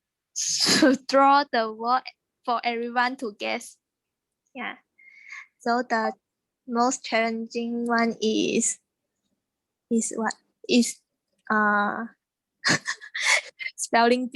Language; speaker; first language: English; non-native, learner; Chinese